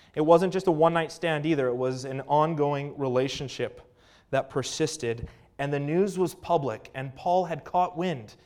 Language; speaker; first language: English; native; English